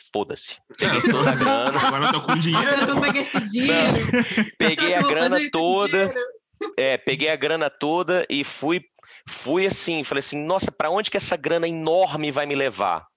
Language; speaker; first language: Portuguese; native; Portuguese